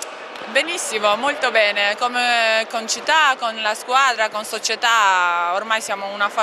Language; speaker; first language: Italian; non-native, fluent; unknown